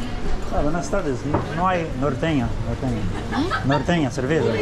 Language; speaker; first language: Spanish; non-native, learner; Portuguese